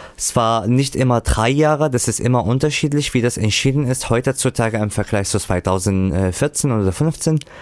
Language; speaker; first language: German; non-native, fluent; Arabic